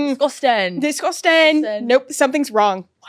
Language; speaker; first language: English; native; English